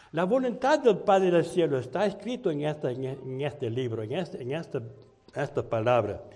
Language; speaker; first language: Spanish; non-native, fluent; English